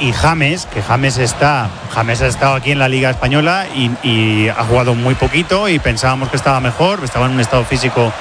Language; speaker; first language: Spanish; native; Spanish